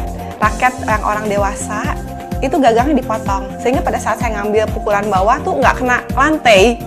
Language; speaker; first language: Indonesian; native; Indonesian